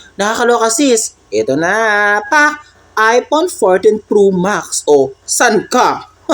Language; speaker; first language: Filipino; non-native, local second language; Cebuano